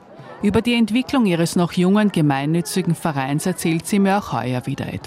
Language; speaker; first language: German; native; German